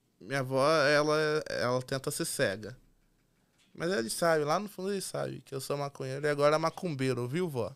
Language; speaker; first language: Portuguese; native; Portuguese